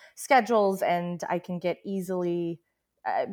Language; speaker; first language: English; native; English